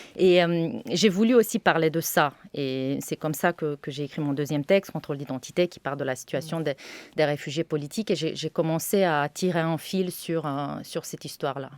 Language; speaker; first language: French; non-native, fluent; Romanian